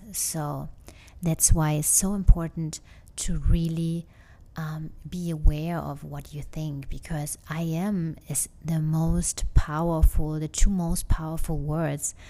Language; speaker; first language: English; non-native, fluent; German